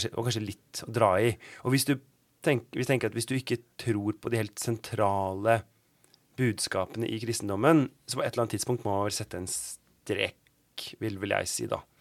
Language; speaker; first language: Norwegian; native; Norwegian